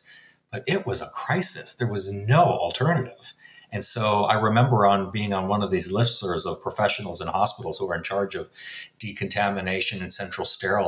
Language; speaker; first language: English; native; English